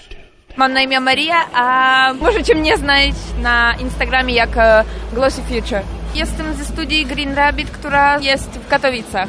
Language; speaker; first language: Polish; non-native, fluent; Ukrainian